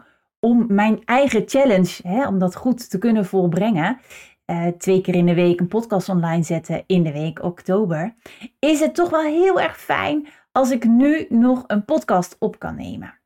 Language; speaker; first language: Dutch; native; Dutch